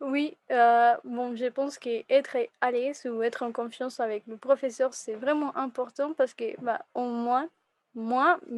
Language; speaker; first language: French; non-native, fluent; Spanish